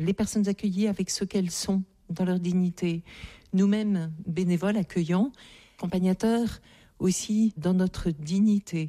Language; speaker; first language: French; native; French